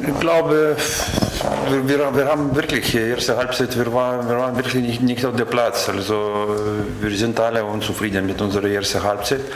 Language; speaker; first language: German; non-native, learner; Lithuanian